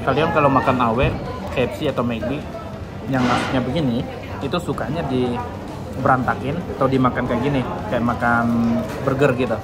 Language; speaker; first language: Indonesian; native; Indonesian